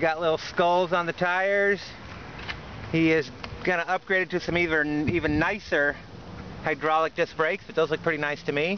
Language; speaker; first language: English; native; English